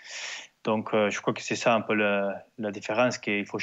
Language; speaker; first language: French; non-native, learner; Spanish